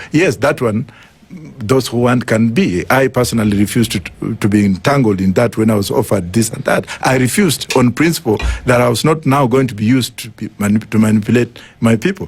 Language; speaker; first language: English; non-native, local second language; Luyia